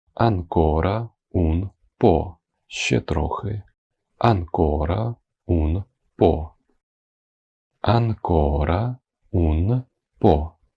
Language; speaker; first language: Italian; non-native, fluent; Ukrainian